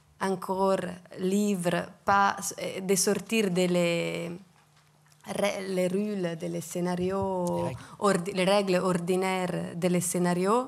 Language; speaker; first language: French; non-native, fluent; Italian